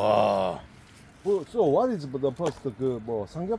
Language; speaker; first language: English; non-native, learner; Korean